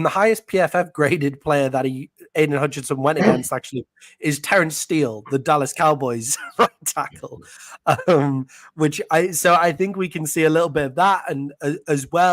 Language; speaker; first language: English; native; English